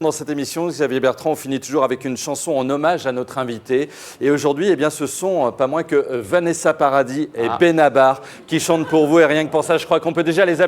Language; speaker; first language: French; native; French